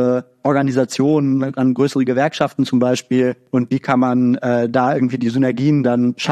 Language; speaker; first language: German; native; German